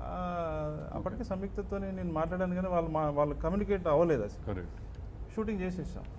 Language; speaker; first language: Telugu; native; Telugu